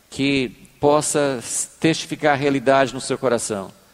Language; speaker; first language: Portuguese; native; Portuguese